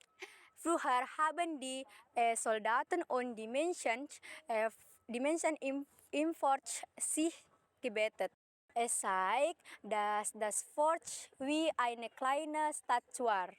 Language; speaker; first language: German; non-native, learner; Indonesian